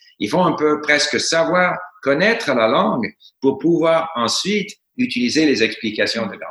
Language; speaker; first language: French; non-native, fluent; English